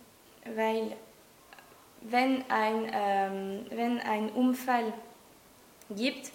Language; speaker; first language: German; non-native, learner; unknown